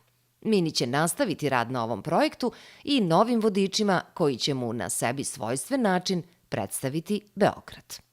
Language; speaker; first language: Serbian; native; Serbian